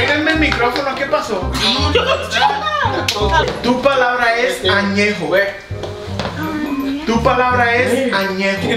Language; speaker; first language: Spanish; early bilingual, heritage; Spanish